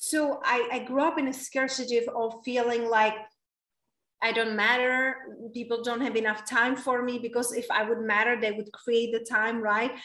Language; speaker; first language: English; non-native, fluent; Czech